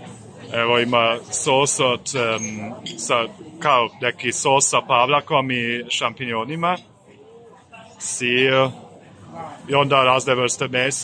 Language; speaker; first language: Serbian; non-native, fluent; German